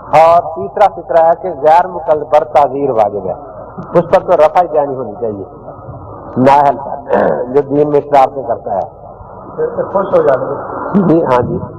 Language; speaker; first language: Urdu; non-native, local second language; Punjabi